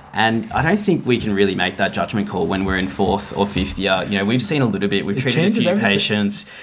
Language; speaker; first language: English; native; English